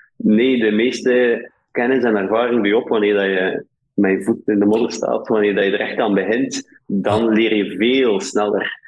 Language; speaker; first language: Dutch; native; Dutch